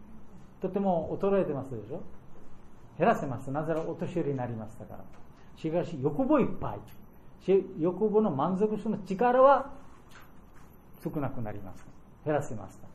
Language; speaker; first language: Japanese; non-native, learner; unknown